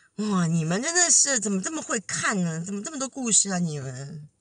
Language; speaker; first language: Chinese; native; Chinese